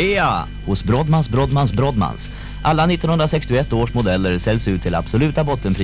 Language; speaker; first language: Swedish; native; Swedish